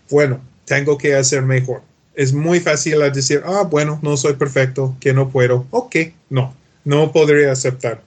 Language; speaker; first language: Spanish; non-native, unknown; English